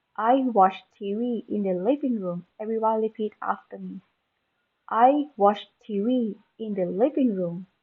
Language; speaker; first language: English; non-native, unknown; Thai